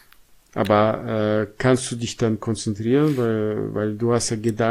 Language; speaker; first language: German; non-native, fluent; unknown